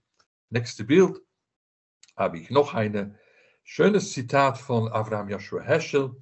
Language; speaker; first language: German; non-native, fluent; Dutch